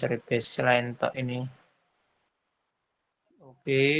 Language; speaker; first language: Indonesian; non-native, local second language; Javanese